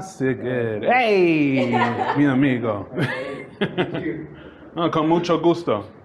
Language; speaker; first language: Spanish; non-native, learner; English